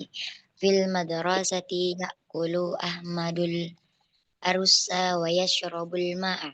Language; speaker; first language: Arabic; non-native, learner; Indonesian